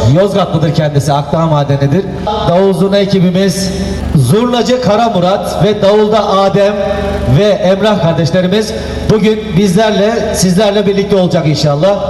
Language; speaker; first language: Turkish; native; Turkish